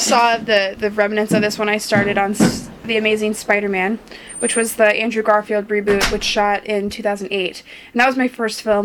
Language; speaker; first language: English; native; English